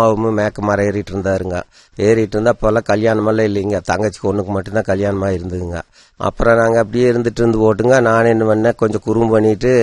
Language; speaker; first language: Tamil; native; Tamil